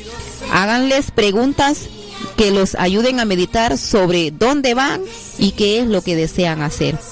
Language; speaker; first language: Spanish; native; Spanish